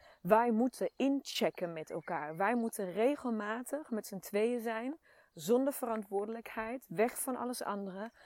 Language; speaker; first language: Dutch; native; Dutch